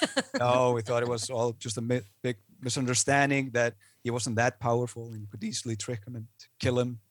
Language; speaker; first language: English; non-native, fluent; Icelandic